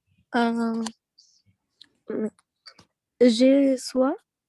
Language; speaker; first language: French; non-native, learner; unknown